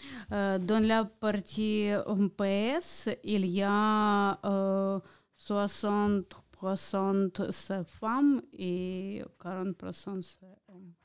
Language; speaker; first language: French; non-native, learner; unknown